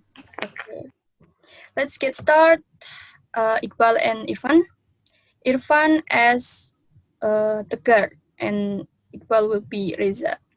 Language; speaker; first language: English; non-native, learner; Indonesian